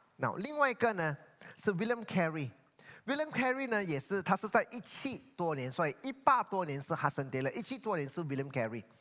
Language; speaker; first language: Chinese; native; Chinese